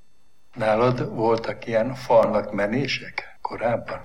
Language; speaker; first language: Hungarian; native; Hungarian